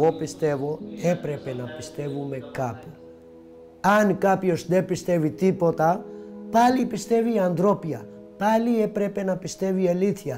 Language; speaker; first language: Greek; non-native, fluent; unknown